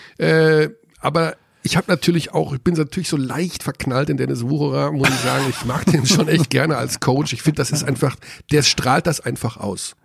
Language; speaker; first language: German; native; German